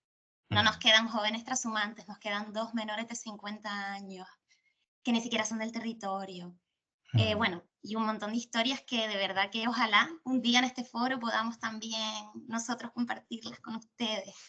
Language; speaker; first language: Spanish; native; Spanish